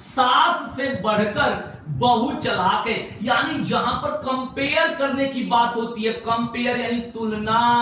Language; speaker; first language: Hindi; native; Hindi